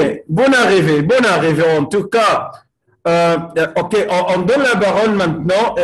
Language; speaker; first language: French; non-native, fluent; Arabic